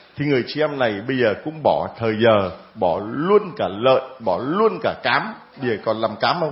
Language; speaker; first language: Vietnamese; native; Vietnamese